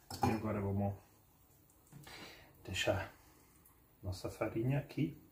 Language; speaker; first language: Portuguese; non-native, learner; German